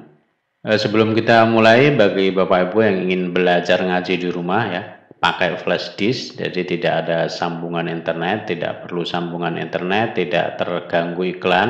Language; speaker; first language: Indonesian; native; Indonesian